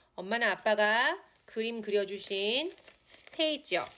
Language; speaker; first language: Korean; native; Korean